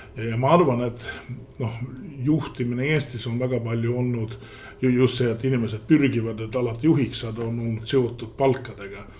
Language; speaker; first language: Estonian; early bilingual, heritage; Estonian